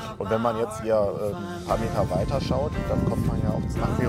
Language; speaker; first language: German; native; German